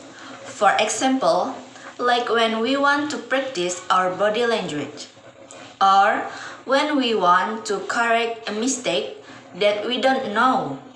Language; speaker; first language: English; non-native, learner; Indonesian